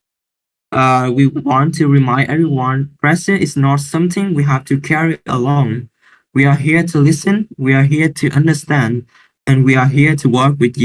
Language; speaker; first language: English; non-native, learner; Vietnamese